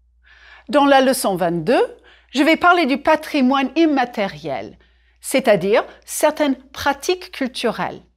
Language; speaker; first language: French; non-native, fluent; English